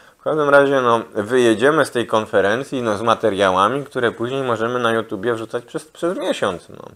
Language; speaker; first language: Polish; early bilingual, heritage; Polish